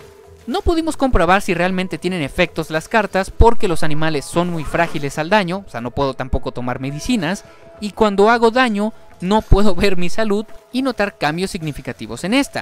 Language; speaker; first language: Spanish; native; Spanish